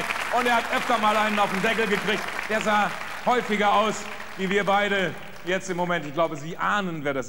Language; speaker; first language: German; native; German